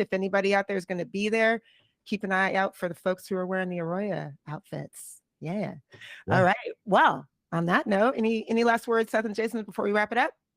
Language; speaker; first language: English; native; English